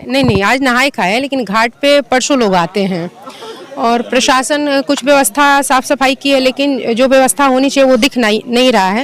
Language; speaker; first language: Hindi; native; Hindi